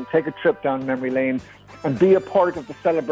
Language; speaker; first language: English; native; English